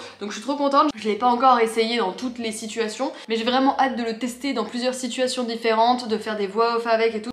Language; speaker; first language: French; native; French